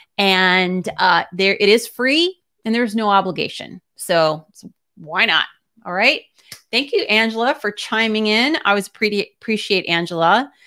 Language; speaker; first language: English; native; English